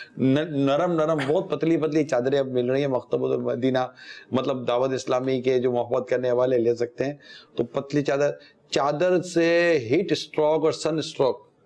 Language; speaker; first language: Urdu; native; Urdu